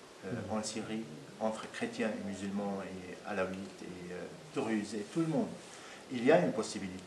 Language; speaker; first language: French; non-native, fluent; Arabic